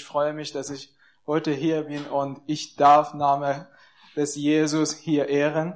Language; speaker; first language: German; non-native, learner; Persian